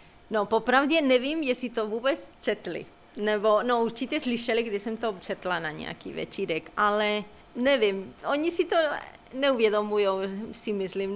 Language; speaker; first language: Czech; non-native, fluent; Spanish